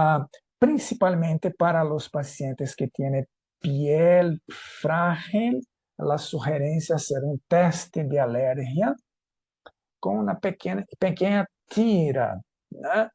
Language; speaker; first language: Spanish; non-native, fluent; Portuguese